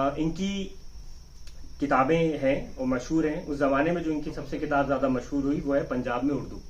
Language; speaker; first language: Urdu; native; Urdu